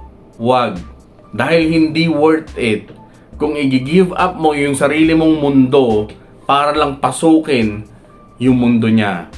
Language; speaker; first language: Filipino; native; Filipino